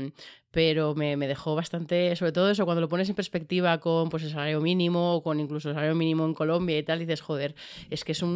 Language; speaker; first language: Spanish; native; Spanish